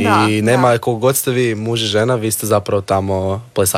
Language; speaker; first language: Serbian; native; Serbian